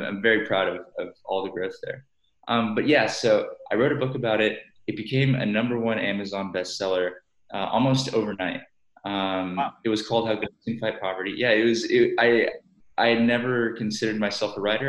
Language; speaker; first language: English; native; English